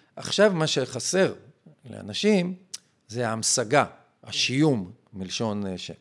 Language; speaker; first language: Hebrew; native; Hebrew